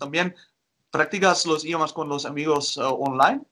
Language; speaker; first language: Spanish; non-native, learner; Dutch